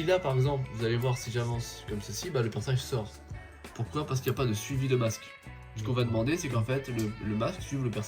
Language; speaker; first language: French; native; French